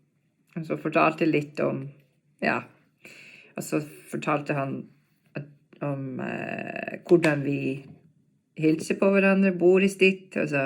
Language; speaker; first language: Norwegian; non-native, fluent; English